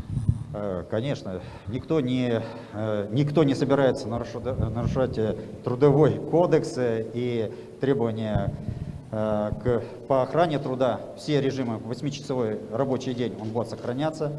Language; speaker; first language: Russian; native; Russian